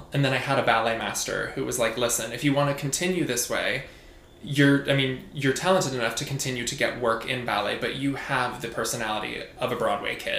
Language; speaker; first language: English; native; English